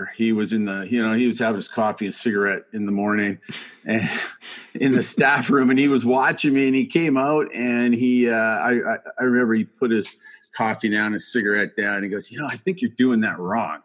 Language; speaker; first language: English; native; English